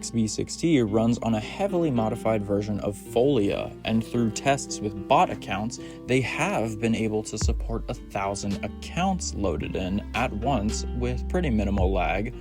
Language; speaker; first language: English; native; English